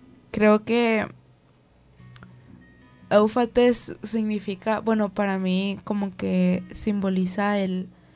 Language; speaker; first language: Spanish; native; Spanish